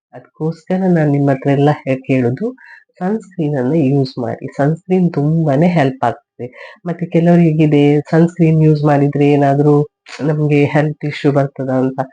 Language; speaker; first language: Kannada; non-native, local second language; Tulu